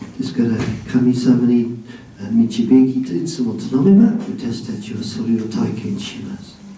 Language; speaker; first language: Japanese; non-native, fluent; English